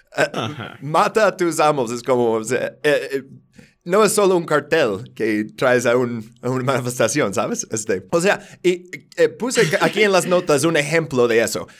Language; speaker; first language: Spanish; non-native, fluent; English